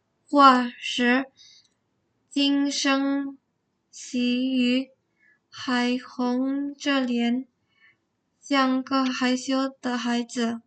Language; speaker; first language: Chinese; non-native, learner; Indonesian